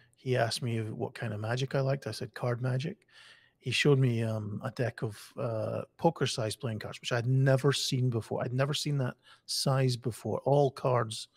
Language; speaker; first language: English; native; English